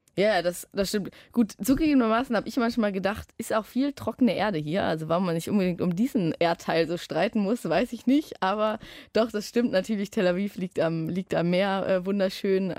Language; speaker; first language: German; native; German